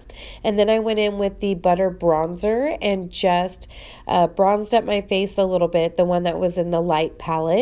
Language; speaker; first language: English; native; English